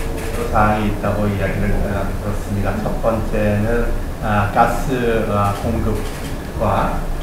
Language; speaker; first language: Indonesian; non-native, learner; Korean